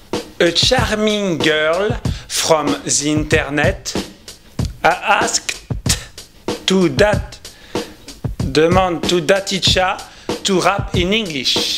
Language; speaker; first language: English; non-native, learner; French